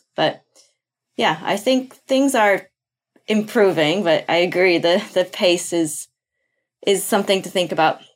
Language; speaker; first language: English; non-native, fluent; Portuguese